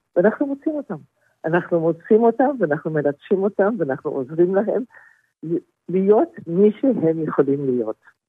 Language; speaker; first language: Hebrew; non-native, fluent; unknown